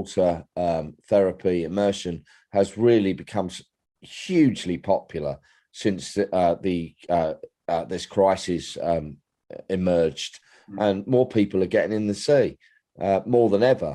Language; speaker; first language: English; native; English